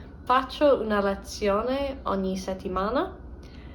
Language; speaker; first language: Italian; non-native, learner; English